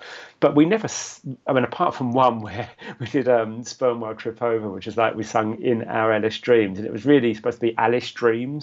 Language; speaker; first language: English; native; English